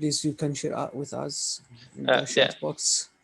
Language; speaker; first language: English; non-native, fluent; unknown